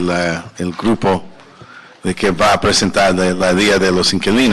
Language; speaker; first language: Spanish; early bilingual, heritage; English